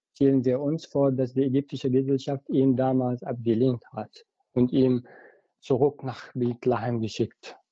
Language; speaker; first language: German; non-native, fluent; Arabic